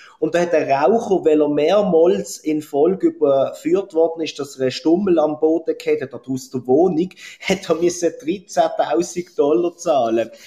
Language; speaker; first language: German; native; German